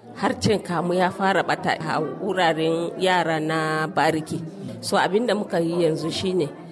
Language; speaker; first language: Hausa; non-native, local second language; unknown